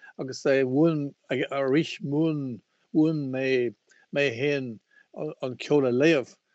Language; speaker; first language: Irish; non-native, local second language; English